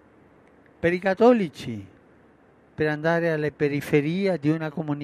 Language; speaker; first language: Italian; non-native, fluent; Spanish